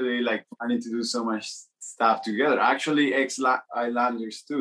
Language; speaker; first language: English; non-native, fluent; Spanish